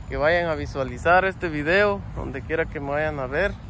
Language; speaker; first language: Spanish; native; Spanish